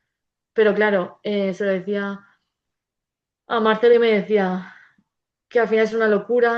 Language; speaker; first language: Spanish; native; Spanish